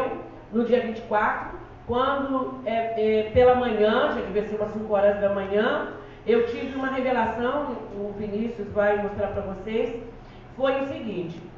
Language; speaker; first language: Portuguese; native; Portuguese